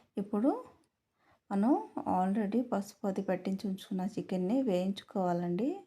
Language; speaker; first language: Telugu; native; Telugu